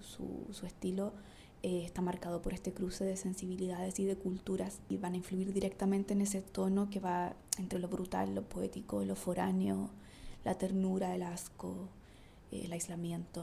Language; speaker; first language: Spanish; native; Spanish